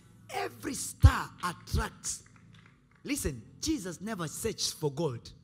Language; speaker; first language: English; non-native, local second language; Swahili